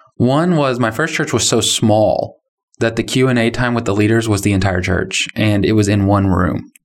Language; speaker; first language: English; native; English